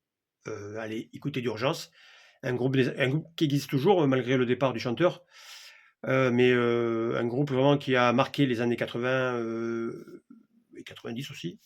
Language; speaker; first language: French; native; French